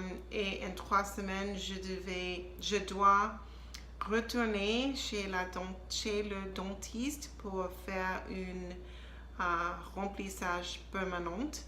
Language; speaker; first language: French; non-native, learner; English